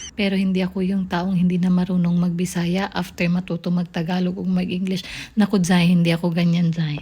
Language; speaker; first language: Filipino; non-native, local second language; Cebuano